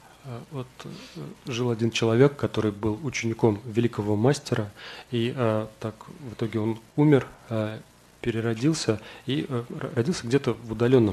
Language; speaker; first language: Russian; native; Russian